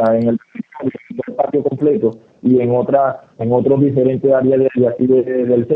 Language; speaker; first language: Spanish; native; Spanish